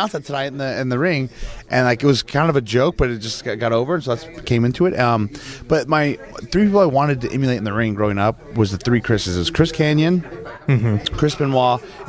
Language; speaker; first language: English; native; English